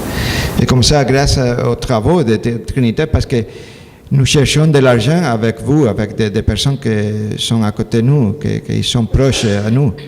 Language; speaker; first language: French; non-native, learner; Spanish